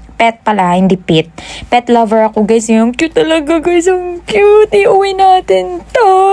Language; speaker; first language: Filipino; non-native, local second language; Hiligaynon